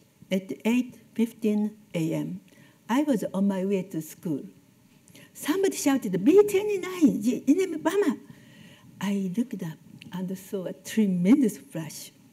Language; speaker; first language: English; non-native, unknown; Japanese